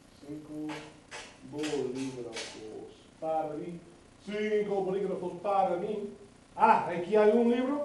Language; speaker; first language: Spanish; non-native, fluent; English